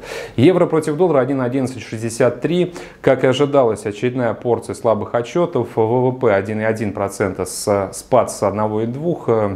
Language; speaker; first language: Russian; native; Russian